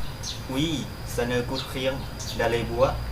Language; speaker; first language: French; non-native, learner; Lao